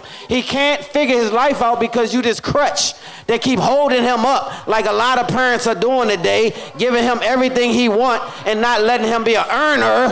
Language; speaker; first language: English; native; English